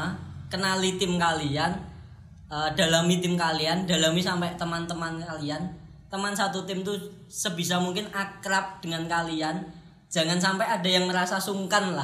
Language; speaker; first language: Indonesian; native; Indonesian